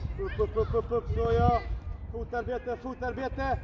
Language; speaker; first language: Swedish; non-native, fluent; Serbian